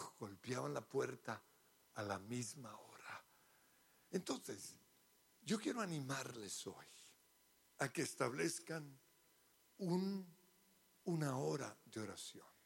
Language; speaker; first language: Spanish; early bilingual, other home language; English